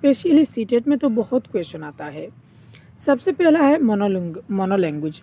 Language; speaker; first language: Hindi; non-native, local second language; Bangla